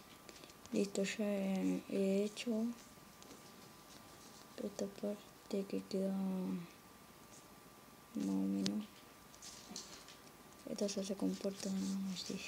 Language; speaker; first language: Spanish; native; Spanish